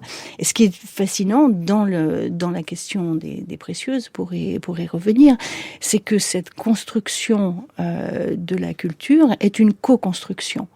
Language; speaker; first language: French; native; French